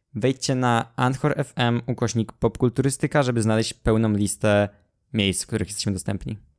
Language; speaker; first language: Polish; native; Polish